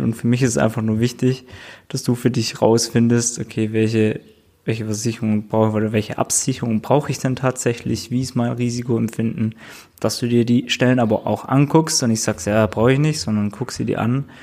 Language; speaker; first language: German; native; German